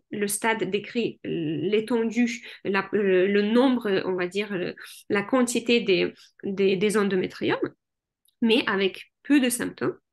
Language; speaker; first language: French; early bilingual, other home language; Russian